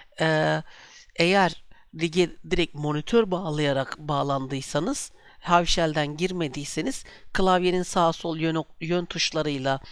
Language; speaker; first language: Turkish; native; Turkish